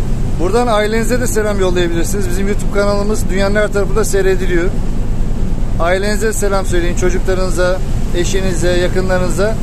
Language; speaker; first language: Turkish; native; Turkish